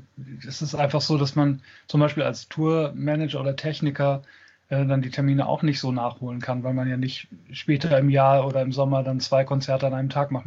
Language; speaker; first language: German; native; German